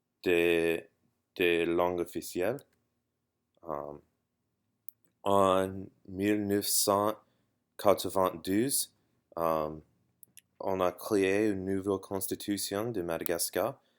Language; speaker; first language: French; non-native, learner; English